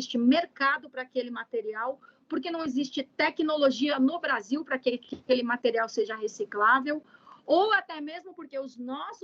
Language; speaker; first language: Portuguese; native; Portuguese